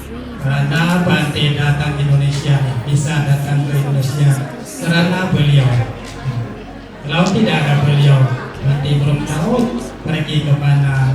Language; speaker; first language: Indonesian; non-native, learner; Thai